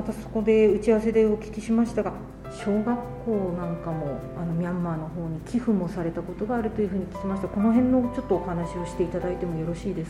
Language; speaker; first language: Japanese; native; Japanese